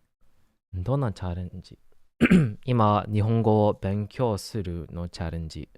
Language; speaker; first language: Japanese; non-native, learner; English